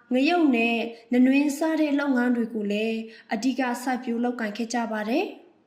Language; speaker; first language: Burmese; non-native, local second language; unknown